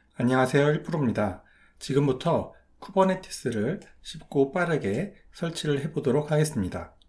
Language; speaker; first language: Korean; native; Korean